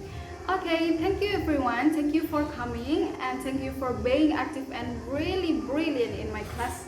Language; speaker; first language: English; non-native, fluent; Indonesian